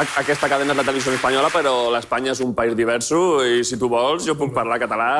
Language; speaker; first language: Catalan; non-native, learner; Spanish